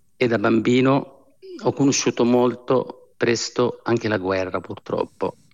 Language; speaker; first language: Italian; non-native, fluent; Arabic